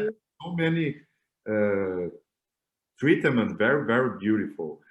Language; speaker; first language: English; non-native, learner; Portuguese